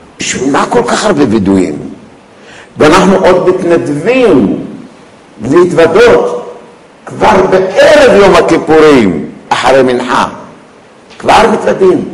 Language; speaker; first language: Hebrew; early bilingual, other home language; Arabic